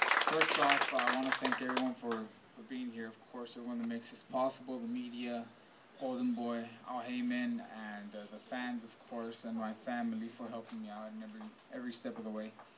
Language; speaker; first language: English; early bilingual, other home language; Spanish